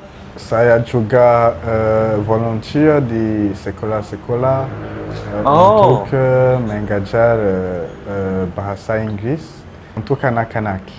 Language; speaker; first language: Indonesian; non-native, learner; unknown